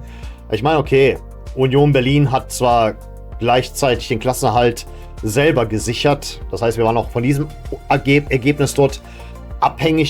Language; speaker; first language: German; native; German